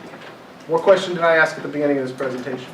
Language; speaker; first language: English; native; English